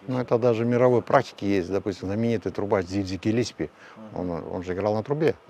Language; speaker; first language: Russian; non-native, local second language; Kazakh